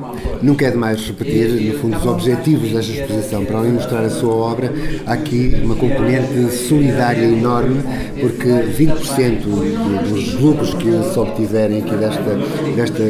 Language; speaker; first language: Portuguese; native; Portuguese